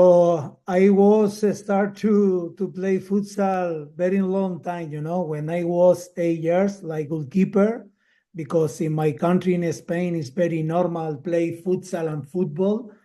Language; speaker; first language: English; non-native, learner; Spanish